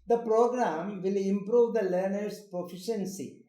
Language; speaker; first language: English; non-native, local second language; Malayalam